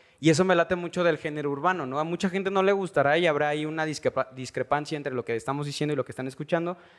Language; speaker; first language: Spanish; native; Spanish